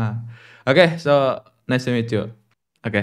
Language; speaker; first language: English; non-native, learner; Indonesian